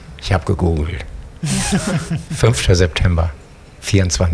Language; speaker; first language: German; native; German